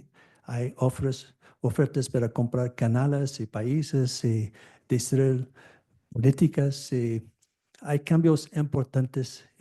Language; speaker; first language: Spanish; non-native, fluent; French